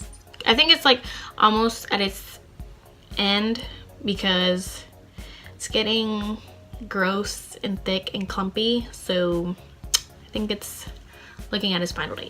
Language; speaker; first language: English; native; English